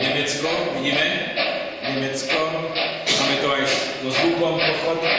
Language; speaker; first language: Slovak; native; Slovak